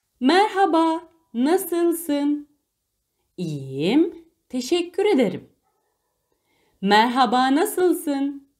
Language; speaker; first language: Turkish; non-native, fluent; Arabic